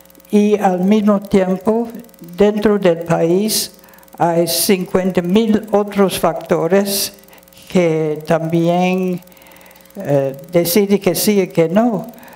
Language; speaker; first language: Spanish; non-native, fluent; English